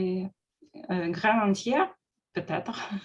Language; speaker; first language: French; non-native, learner; Russian